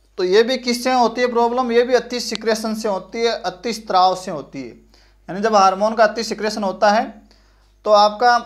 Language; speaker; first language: Hindi; native; Hindi